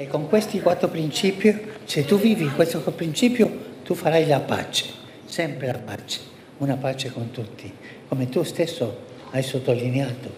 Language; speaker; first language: Italian; non-native, fluent; Spanish